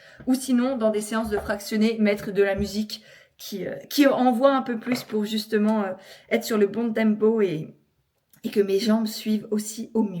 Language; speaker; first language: French; native; French